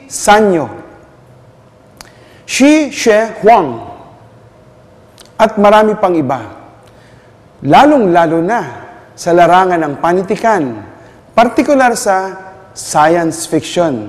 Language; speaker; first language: Filipino; native; Filipino